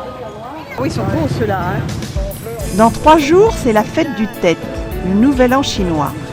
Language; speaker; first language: French; native; French